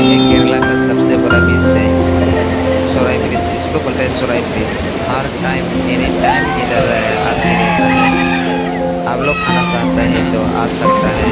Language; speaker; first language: Hindi; non-native, local second language; Assamese